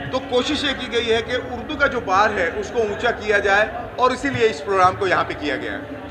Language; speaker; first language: Hindi; native; Hindi